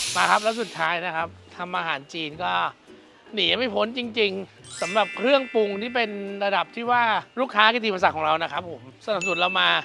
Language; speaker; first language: Thai; non-native, fluent; Chinese